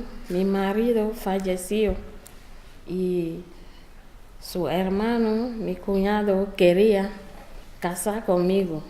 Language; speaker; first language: Spanish; non-native, learner; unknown